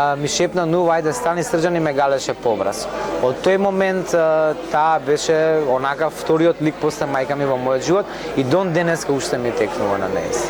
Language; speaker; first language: Macedonian; non-native, local second language; Romany